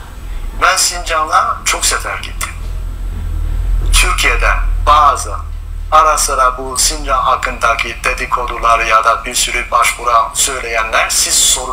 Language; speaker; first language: Turkish; non-native, learner; Chinese